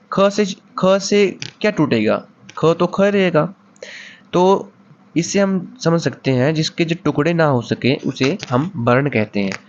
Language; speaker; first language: Hindi; native; Hindi